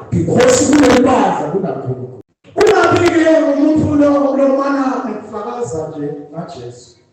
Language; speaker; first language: Zulu; non-native, local second language; Swati